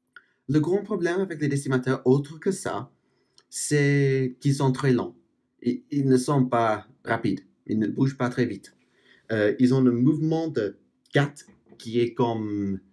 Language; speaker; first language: French; non-native, fluent; English